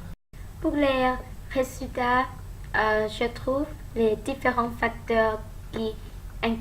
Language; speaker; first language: French; non-native, learner; Thai